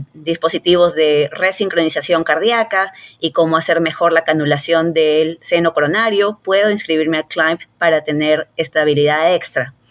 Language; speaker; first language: Spanish; native; Spanish